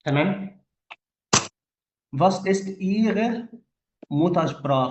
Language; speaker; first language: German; non-native, fluent; Arabic